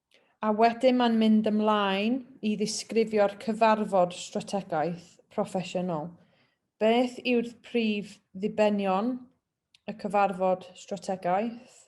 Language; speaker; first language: Welsh; native; Welsh